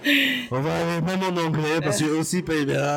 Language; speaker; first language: French; native; French